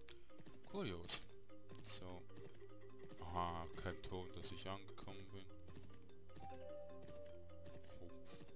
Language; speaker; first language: German; native; German